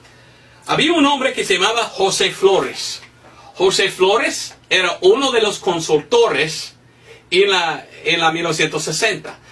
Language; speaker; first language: Spanish; non-native, fluent; English